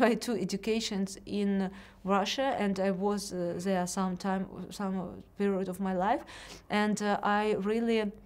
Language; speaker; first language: English; non-native, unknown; Russian